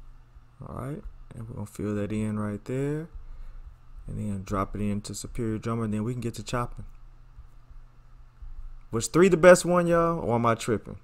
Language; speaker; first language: English; native; English